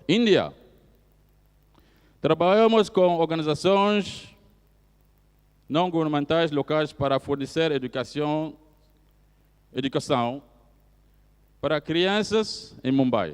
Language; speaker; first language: Portuguese; non-native, fluent; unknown